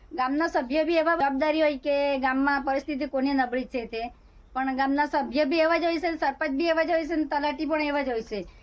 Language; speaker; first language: Gujarati; native; Gujarati